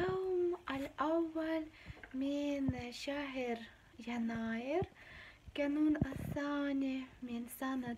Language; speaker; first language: Arabic; non-native, fluent; Ukrainian